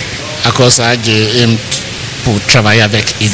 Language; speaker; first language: French; non-native, learner; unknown